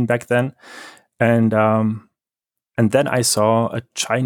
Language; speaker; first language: English; non-native, fluent; German